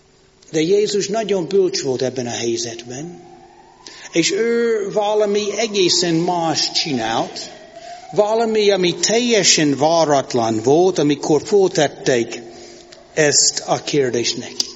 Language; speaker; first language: Hungarian; non-native, fluent; English